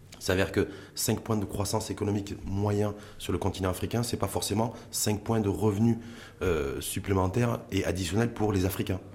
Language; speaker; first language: French; non-native, local second language; Arabic